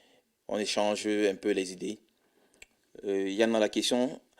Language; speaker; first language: French; non-native, fluent; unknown